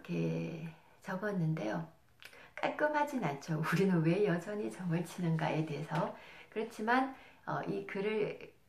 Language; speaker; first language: Korean; native; Korean